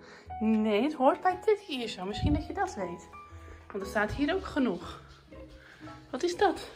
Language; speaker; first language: Dutch; native; Dutch